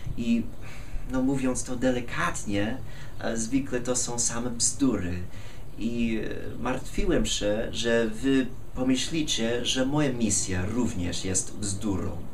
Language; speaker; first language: Polish; non-native, fluent; English